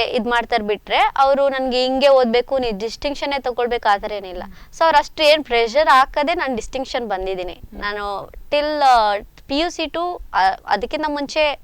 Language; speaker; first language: Kannada; native; Kannada